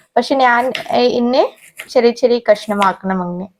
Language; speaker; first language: Malayalam; non-native, fluent; Hindi